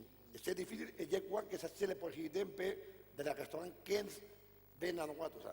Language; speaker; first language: French; non-native, fluent; Catalan